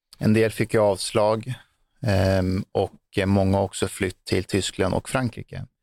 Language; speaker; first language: Swedish; early bilingual, other home language; Persian